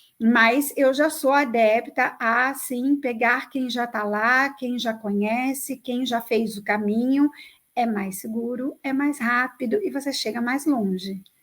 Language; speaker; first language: Portuguese; native; Portuguese